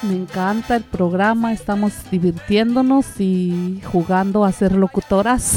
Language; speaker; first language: Spanish; native; Spanish